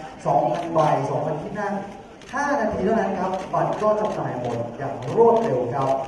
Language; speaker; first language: Thai; native; Thai